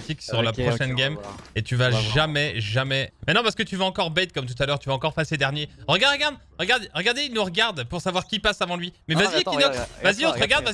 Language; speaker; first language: French; native; French